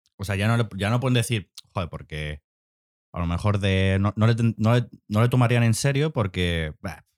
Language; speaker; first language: Spanish; native; Spanish